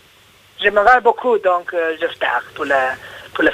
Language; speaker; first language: French; non-native, learner; Italian